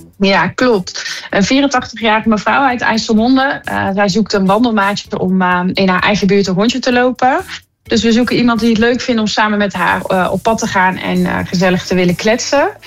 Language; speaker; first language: Dutch; native; Dutch